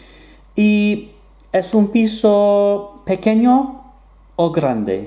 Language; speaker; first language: Spanish; non-native, fluent; English